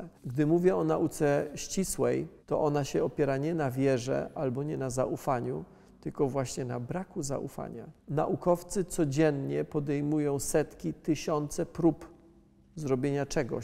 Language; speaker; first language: Polish; native; Polish